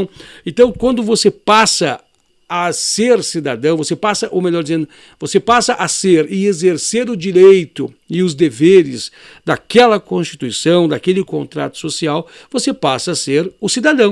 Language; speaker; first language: Portuguese; native; Portuguese